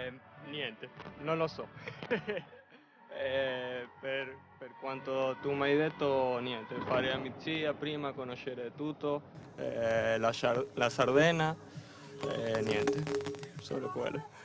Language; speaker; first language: Italian; non-native, learner; Spanish